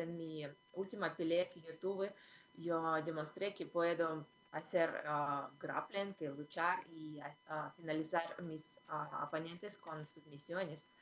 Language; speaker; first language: Spanish; non-native, fluent; Russian